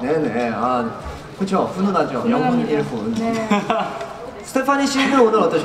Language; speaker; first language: Korean; native; Korean